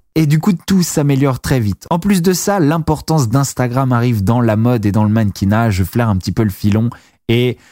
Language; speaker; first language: French; native; French